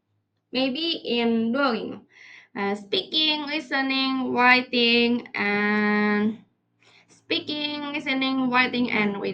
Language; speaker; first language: English; non-native, learner; Indonesian